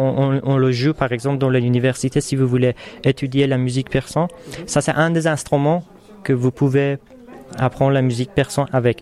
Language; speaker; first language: French; non-native, fluent; Persian